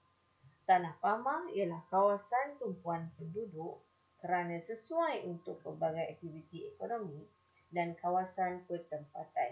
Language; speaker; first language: Malay; native; Malay